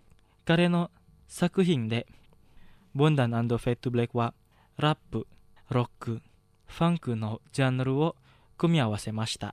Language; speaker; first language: Japanese; non-native, learner; Indonesian